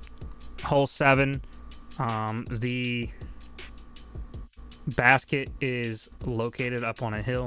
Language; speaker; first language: English; native; English